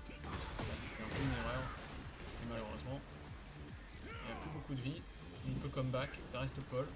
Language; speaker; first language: French; native; French